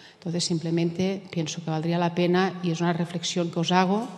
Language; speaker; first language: Spanish; native; Spanish